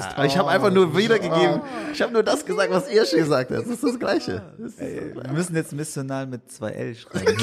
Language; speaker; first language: German; native; German